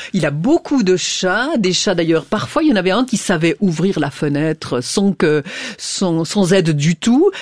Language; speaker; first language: French; native; French